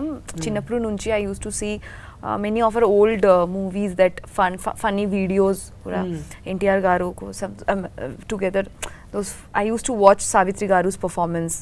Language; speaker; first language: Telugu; non-native, learner; Bangla